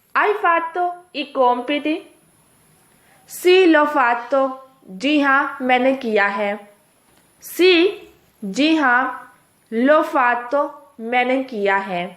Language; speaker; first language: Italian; non-native, fluent; Urdu